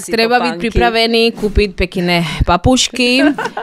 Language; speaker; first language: Slovak; non-native, fluent; Spanish